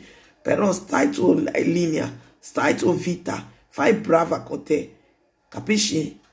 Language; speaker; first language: Italian; non-native, learner; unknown